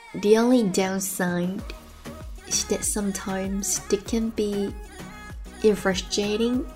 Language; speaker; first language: English; non-native, fluent; Chinese